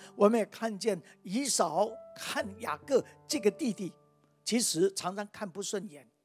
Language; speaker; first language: Chinese; native; Chinese